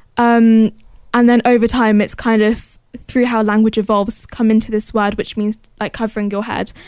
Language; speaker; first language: English; early bilingual, other home language; Arabic